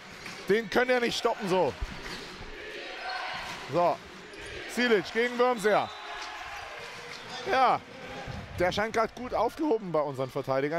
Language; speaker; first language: German; native; German